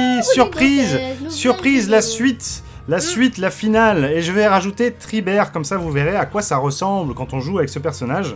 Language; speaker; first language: French; native; French